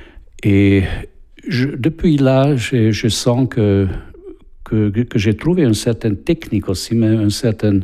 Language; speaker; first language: French; non-native, fluent; Hungarian